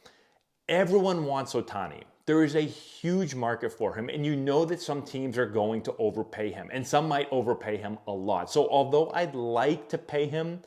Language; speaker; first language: English; native; English